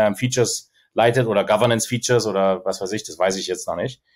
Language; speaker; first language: German; native; German